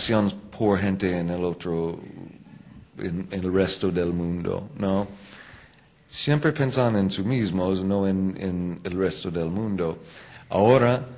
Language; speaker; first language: Spanish; non-native, fluent; English